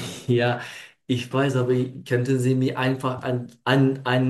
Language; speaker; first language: German; non-native, learner; Turkish